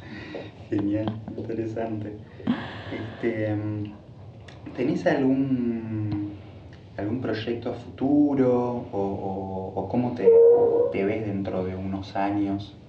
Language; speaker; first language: Spanish; native; Spanish